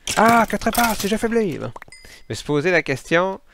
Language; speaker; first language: French; native; French